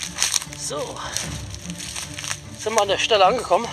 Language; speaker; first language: German; native; German